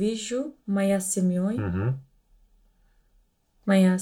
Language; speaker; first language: Russian; non-native, learner; English